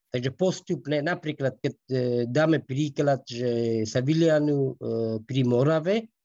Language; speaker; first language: Slovak; non-native, fluent; Persian